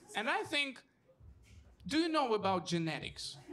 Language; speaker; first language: English; non-native, fluent; Russian